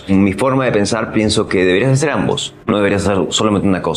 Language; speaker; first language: Spanish; native; Spanish